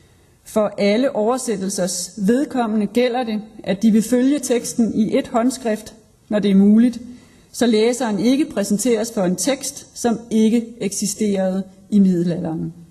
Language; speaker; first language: Danish; native; Danish